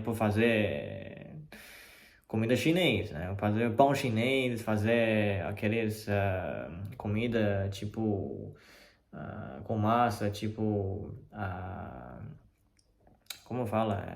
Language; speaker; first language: Portuguese; non-native, fluent; Chinese